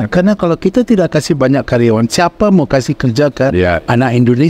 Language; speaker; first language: Indonesian; non-native, fluent; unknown